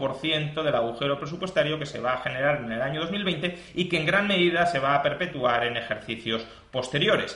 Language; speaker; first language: Spanish; native; Spanish